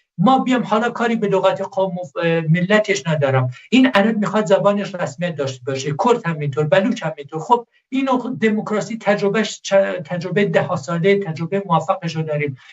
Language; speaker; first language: Persian; non-native, local second language; Kurdish